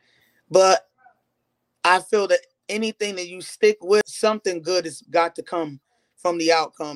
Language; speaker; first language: English; native; English